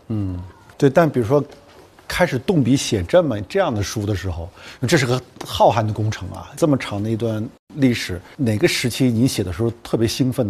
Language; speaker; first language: Chinese; native; Chinese